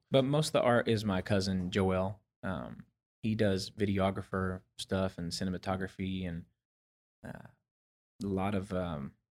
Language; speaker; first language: English; native; English